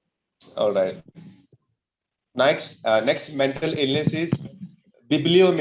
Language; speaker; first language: English; non-native, fluent; Hindi